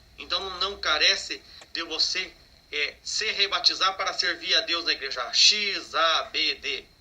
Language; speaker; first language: Portuguese; native; Portuguese